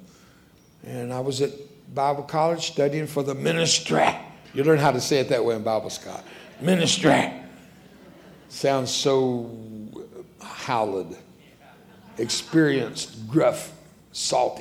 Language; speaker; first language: English; early bilingual, other home language; Spanish